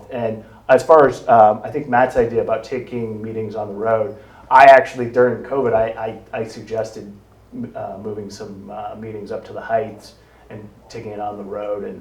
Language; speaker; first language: English; native; English